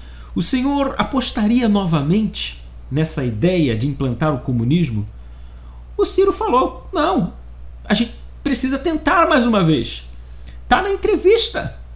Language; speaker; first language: Portuguese; native; Portuguese